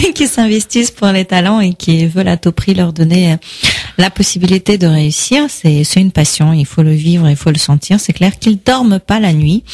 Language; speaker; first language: French; non-native, fluent; Russian